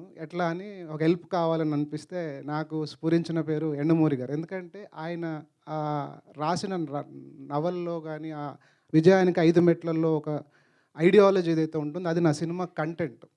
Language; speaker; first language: Telugu; native; Telugu